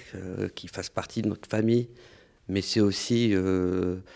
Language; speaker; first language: French; non-native, local second language; Arabic